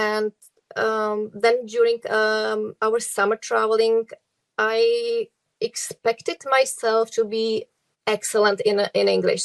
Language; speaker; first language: English; non-native, fluent; Czech